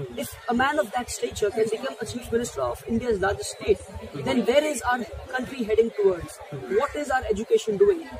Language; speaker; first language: English; non-native, local second language; Urdu